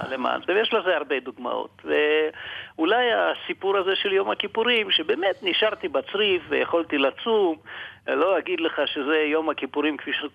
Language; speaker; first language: Hebrew; non-native, fluent; Russian